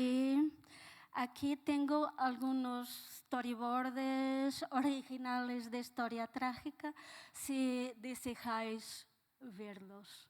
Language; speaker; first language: Spanish; non-native, fluent; Portuguese